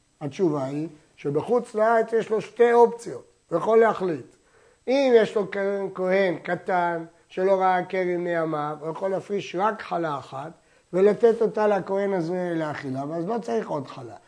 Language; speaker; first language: Hebrew; native; Hebrew